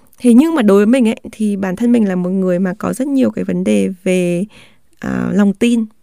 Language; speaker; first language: Vietnamese; native; Vietnamese